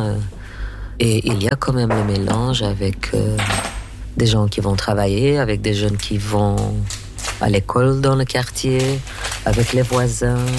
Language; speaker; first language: French; native; French